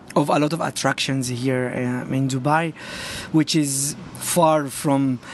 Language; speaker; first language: English; non-native, fluent; Arabic